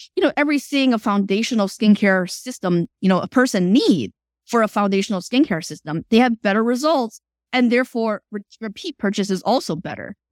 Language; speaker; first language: English; early bilingual, other home language; Chinese